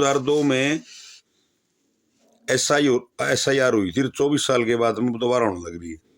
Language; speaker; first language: Hindi; native; Hindi